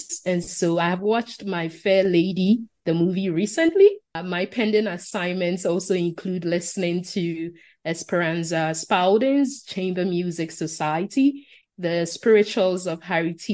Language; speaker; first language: English; non-native, local second language; Akan